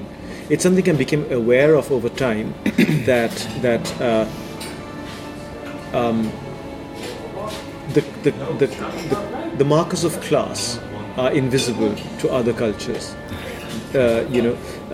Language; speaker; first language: English; non-native, local second language; Bangla